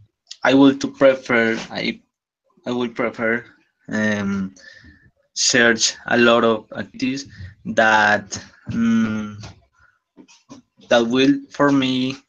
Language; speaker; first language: English; non-native, learner; Spanish